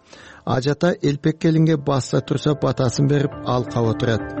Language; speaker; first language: Kyrgyz; native; Kyrgyz